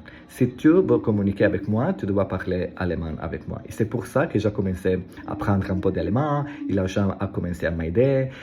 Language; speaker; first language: French; non-native, learner; Italian